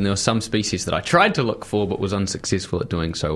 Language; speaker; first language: English; native; English